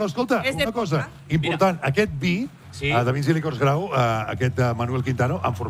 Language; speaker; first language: Catalan; native; Catalan